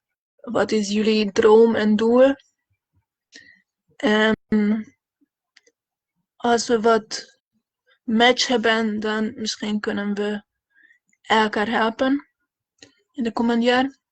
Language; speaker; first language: Dutch; non-native, fluent; Hungarian